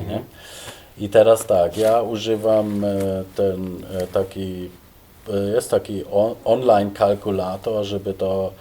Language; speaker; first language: Polish; non-native, fluent; German